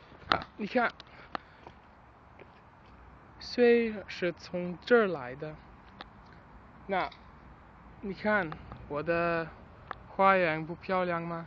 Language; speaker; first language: Chinese; non-native, learner; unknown